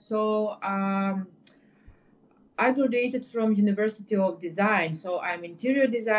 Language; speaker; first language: English; non-native, fluent; Ukrainian